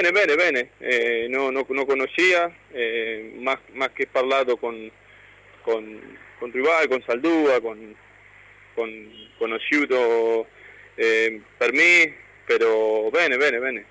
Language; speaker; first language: Italian; non-native, learner; Spanish